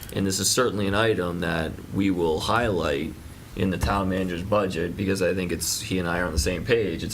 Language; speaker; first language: English; native; English